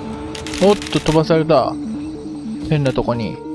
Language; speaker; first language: Japanese; native; Japanese